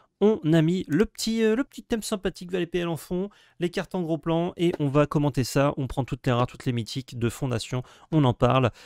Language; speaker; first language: French; native; French